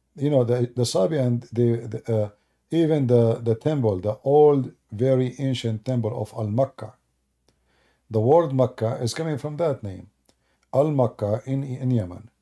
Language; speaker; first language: English; non-native, fluent; Arabic